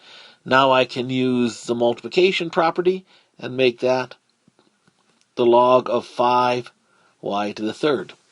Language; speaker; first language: English; native; English